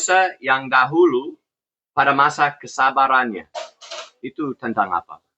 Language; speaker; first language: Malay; non-native, fluent; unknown